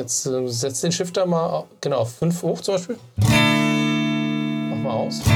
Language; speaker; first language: German; native; German